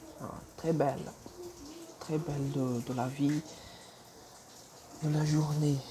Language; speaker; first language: French; non-native, fluent; Portuguese